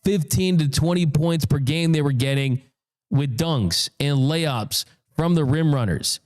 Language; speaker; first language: English; native; English